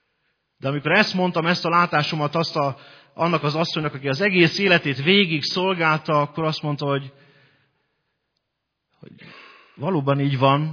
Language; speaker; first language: Hungarian; native; Hungarian